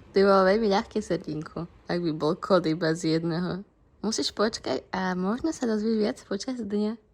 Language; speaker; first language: Slovak; native; Slovak